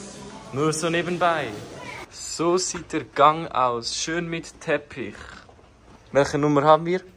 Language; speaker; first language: German; native; German